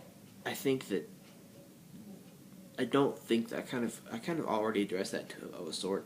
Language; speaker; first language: English; native; English